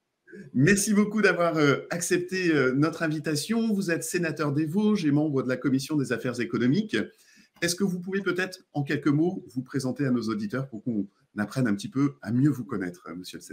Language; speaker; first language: French; native; French